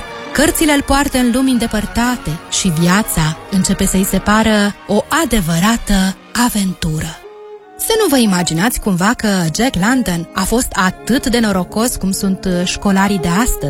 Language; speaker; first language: Romanian; native; Romanian